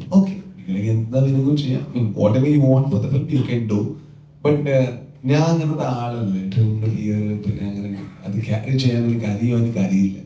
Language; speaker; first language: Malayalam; non-native, learner; Kannada